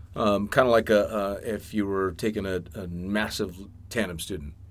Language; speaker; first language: English; native; English